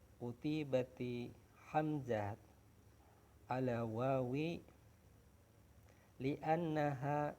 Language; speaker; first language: Arabic; non-native, learner; Indonesian